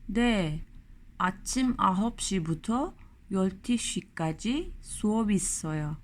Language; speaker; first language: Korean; non-native, learner; Turkish